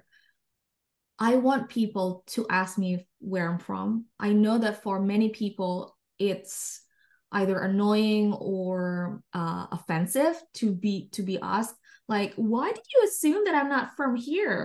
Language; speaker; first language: English; non-native, fluent; Indonesian